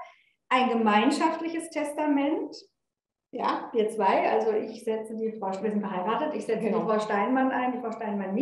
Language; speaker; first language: German; native; German